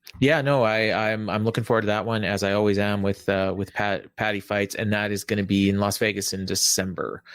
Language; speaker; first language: English; native; English